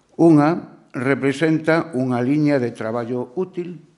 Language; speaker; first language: Galician; non-native, local second language; Spanish